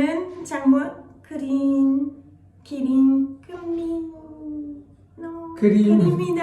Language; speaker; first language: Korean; non-native, learner; French